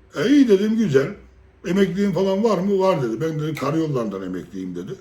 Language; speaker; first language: Turkish; native; Turkish